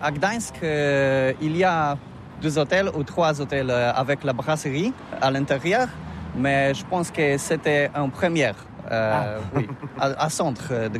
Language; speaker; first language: French; non-native, learner; Polish